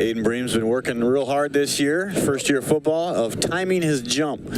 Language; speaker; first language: English; native; English